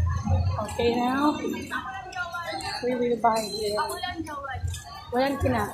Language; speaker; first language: English; non-native, local second language; Cebuano